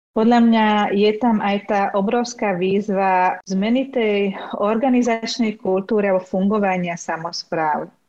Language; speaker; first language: Slovak; non-native, local second language; Hungarian